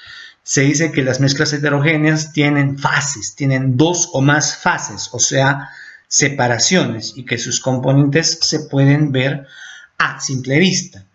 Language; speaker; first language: Spanish; native; Spanish